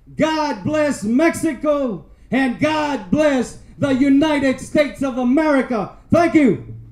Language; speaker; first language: English; early bilingual, other home language; Spanish